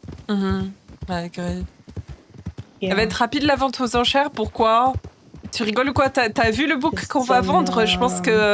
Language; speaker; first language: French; native; French